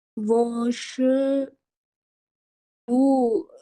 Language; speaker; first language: Chinese; non-native, learner; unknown